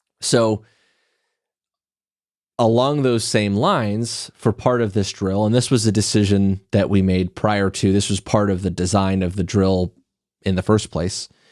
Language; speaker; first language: English; native; English